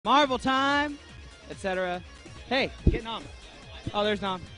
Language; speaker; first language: English; native; English